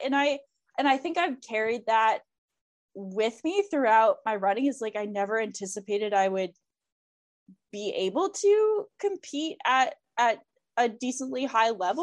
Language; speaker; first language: English; native; English